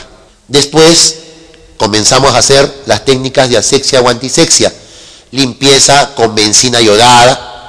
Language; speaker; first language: Spanish; native; Spanish